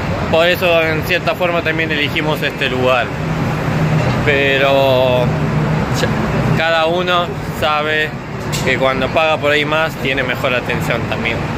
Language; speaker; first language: Spanish; native; Spanish